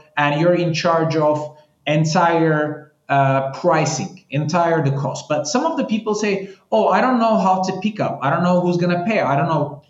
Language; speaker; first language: English; non-native, fluent; Turkish